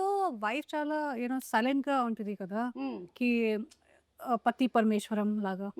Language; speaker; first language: Telugu; non-native, local second language; Hindi